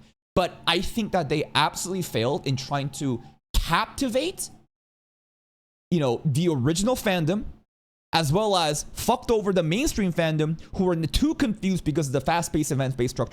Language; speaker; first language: English; native; English